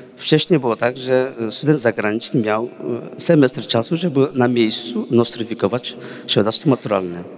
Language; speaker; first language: Polish; non-native, fluent; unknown